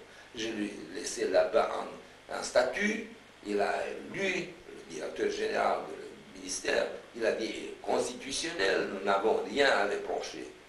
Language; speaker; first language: French; non-native, fluent; Romanian